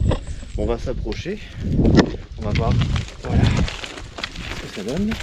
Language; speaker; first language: French; native; French